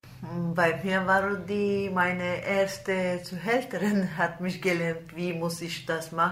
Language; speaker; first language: German; non-native, learner; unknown